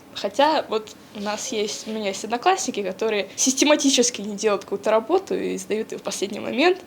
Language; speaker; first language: Russian; native; Russian